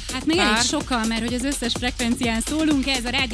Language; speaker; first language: Hungarian; native; Hungarian